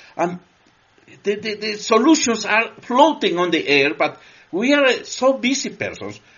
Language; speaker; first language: English; non-native, learner; Spanish